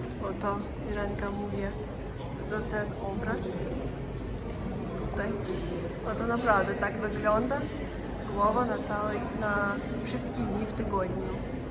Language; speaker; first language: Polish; non-native, learner; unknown